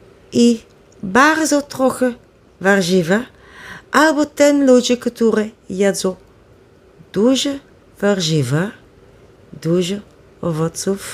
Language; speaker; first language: Polish; non-native, learner; Dutch